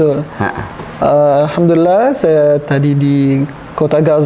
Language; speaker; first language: Indonesian; non-native, learner; Arabic